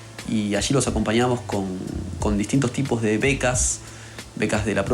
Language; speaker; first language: Spanish; native; Spanish